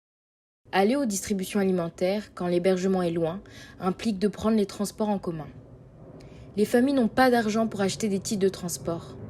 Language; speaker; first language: French; native; French